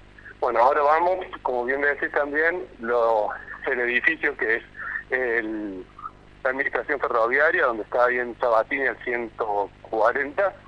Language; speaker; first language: Spanish; native; Spanish